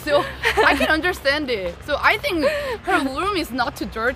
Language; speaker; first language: English; non-native, learner; Korean